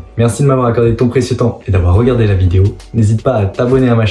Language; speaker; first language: French; native; French